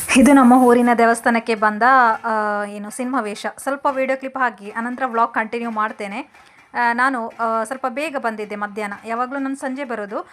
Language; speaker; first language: Kannada; native; Kannada